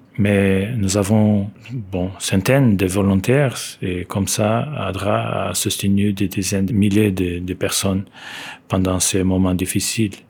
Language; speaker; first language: French; non-native, fluent; Portuguese